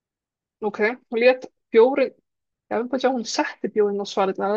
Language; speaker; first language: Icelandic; non-native, fluent; Polish